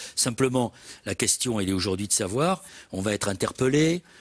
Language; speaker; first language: French; native; French